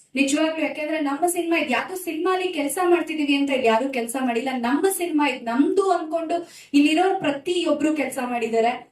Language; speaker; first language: Kannada; native; Kannada